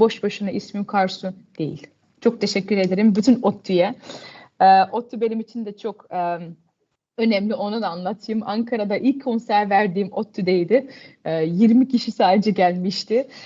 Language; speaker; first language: Turkish; early bilingual, heritage; Turkish